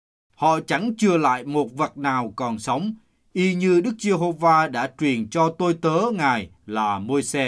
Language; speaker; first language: Vietnamese; native; Vietnamese